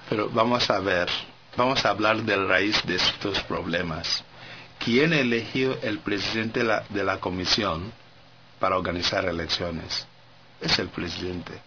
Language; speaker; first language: Spanish; non-native, fluent; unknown